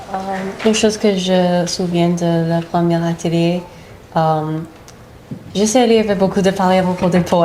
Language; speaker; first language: French; non-native, local second language; English